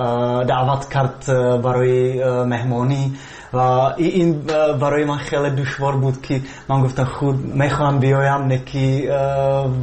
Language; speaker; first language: Persian; non-native, fluent; Czech